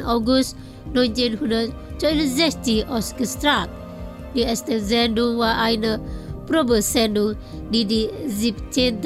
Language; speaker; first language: German; non-native, fluent; Indonesian